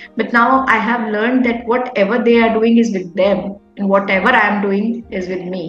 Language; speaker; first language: English; non-native, local second language; Hindi